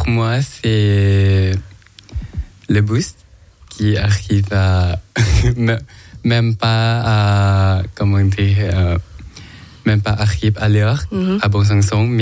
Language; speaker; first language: French; non-native, learner; Thai